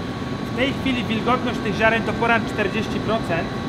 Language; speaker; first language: Polish; native; Polish